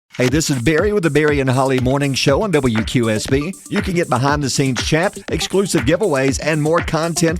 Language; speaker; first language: English; native; English